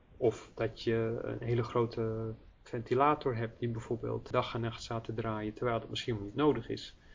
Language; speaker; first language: Dutch; early bilingual, heritage; Dutch